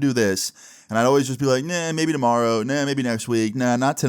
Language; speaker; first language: English; native; English